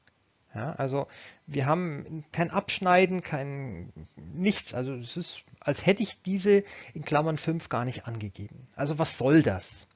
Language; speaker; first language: German; native; German